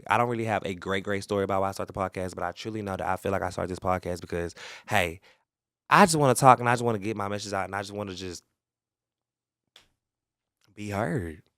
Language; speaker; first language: English; native; English